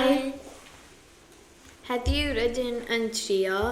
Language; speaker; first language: Welsh; non-native, local second language; English